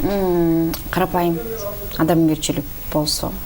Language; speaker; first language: Kyrgyz; early bilingual, heritage; Kyrgyz